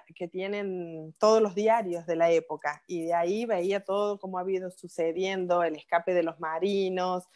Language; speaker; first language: Spanish; native; Spanish